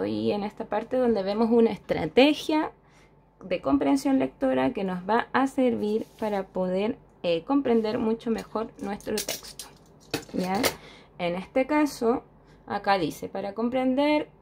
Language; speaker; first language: Spanish; native; Spanish